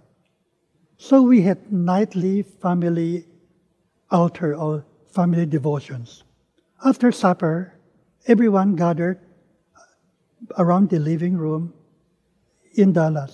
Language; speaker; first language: English; non-native, local second language; Min Nan Chinese